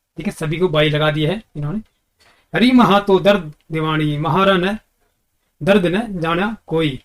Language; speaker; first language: Hindi; native; Hindi